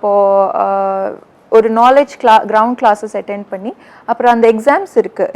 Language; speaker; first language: Tamil; early bilingual, heritage; Tamil